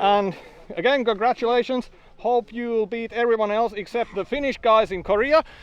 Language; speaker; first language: English; non-native, fluent; Finnish